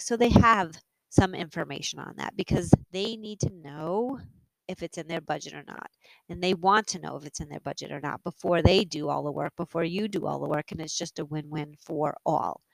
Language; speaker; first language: English; native; English